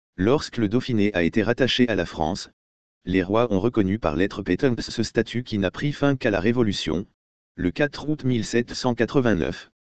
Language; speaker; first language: French; native; French